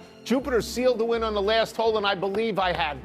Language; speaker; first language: English; native; English